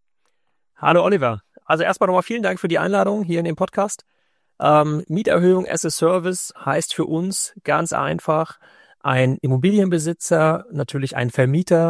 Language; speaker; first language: German; native; German